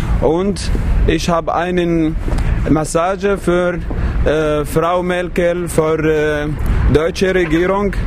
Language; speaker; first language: German; non-native, learner; Kurdish